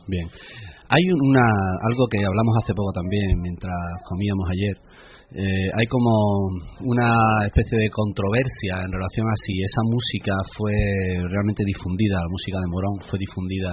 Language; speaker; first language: Spanish; native; Spanish